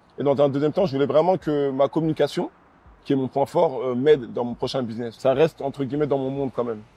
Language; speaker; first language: French; early bilingual, other home language; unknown